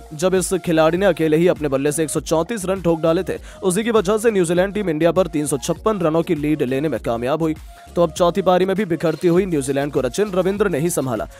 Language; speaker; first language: Hindi; native; Hindi